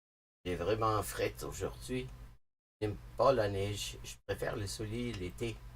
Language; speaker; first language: French; non-native, learner; English